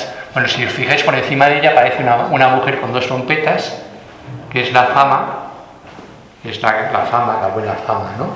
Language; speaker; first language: Spanish; native; Spanish